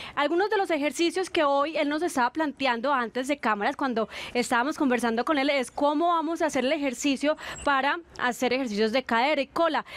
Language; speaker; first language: Spanish; native; Spanish